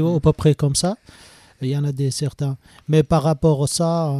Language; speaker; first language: French; non-native, learner; Arabic